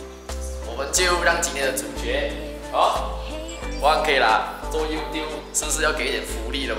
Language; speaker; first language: Chinese; native; Chinese